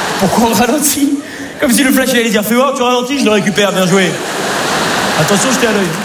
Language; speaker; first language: French; native; French